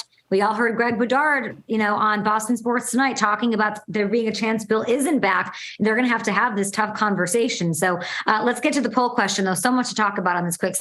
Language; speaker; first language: English; native; English